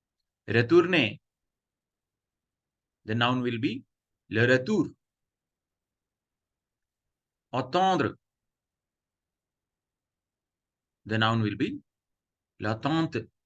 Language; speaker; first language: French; non-native, fluent; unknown